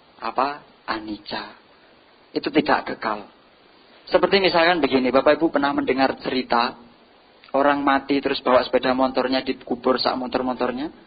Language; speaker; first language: Indonesian; non-native, local second language; Javanese